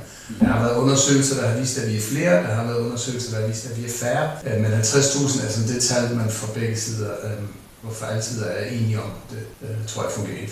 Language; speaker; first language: Danish; native; Danish